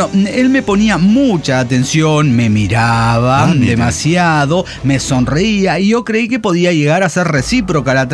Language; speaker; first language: Spanish; native; Spanish